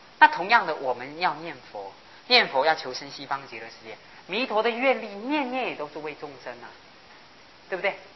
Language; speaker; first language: Chinese; non-native, local second language; Hakka Chinese